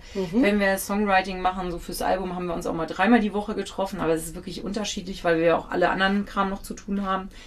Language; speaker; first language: German; native; German